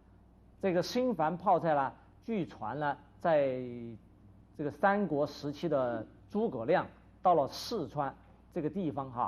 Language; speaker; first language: Chinese; native; Chinese